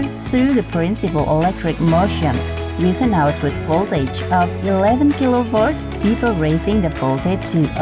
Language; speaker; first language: English; non-native, fluent; Indonesian